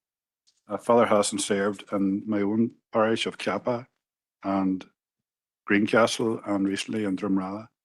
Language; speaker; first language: English; native; English